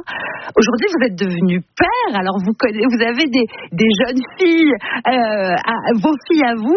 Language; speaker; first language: French; native; French